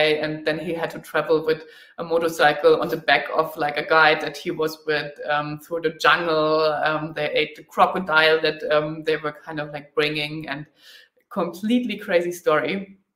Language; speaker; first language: English; non-native, fluent; German